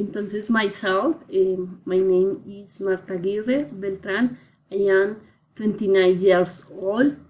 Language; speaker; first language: English; non-native, learner; Spanish